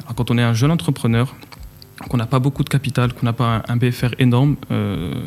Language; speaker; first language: French; non-native, local second language; Arabic